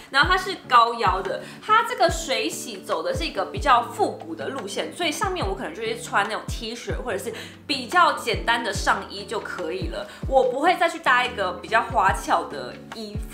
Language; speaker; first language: Chinese; native; Chinese